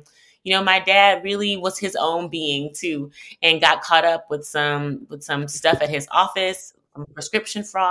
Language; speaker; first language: English; native; English